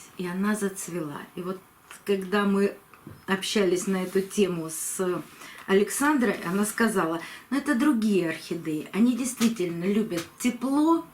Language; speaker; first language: Russian; native; Russian